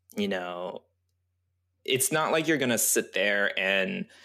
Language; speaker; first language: English; early bilingual, other home language; Chinese